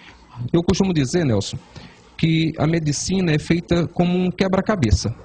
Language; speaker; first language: Portuguese; native; Portuguese